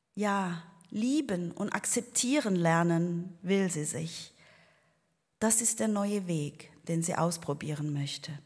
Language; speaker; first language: German; non-native, fluent; Portuguese